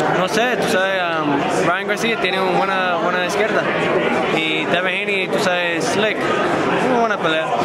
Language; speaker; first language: Spanish; early bilingual, heritage; English